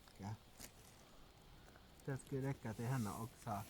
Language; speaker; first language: Swedish; native; Swedish